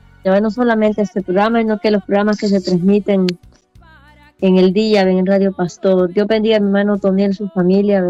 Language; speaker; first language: Spanish; native; Spanish